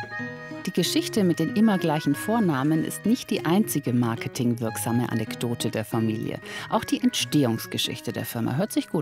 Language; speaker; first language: German; native; German